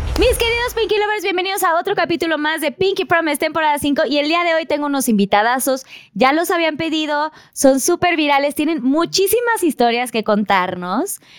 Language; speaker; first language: Spanish; native; Spanish